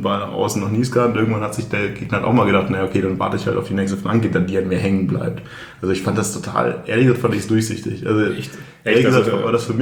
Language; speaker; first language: German; native; German